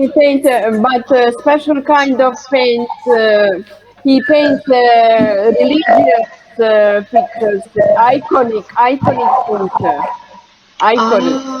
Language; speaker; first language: English; non-native, learner; Hungarian